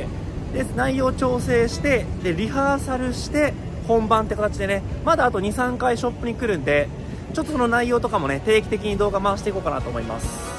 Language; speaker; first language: Japanese; native; Japanese